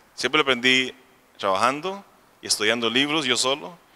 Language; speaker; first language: Spanish; native; Spanish